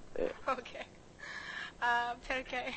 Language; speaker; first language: Italian; non-native, learner; English